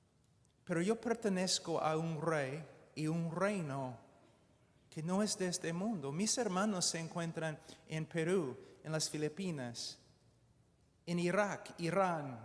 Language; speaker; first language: Spanish; non-native, fluent; English